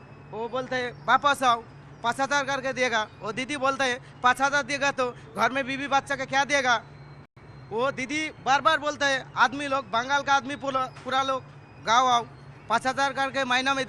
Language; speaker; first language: Hindi; non-native, local second language; Bangla